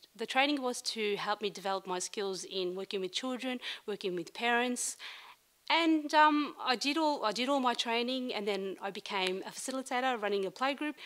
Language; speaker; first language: English; non-native, fluent; Arabic